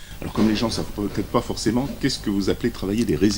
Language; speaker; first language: French; native; French